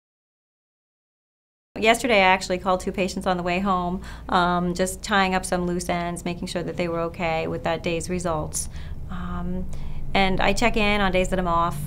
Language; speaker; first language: English; native; English